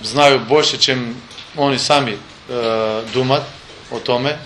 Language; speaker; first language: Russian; non-native, learner; Macedonian